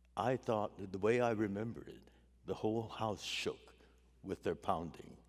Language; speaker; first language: English; native; English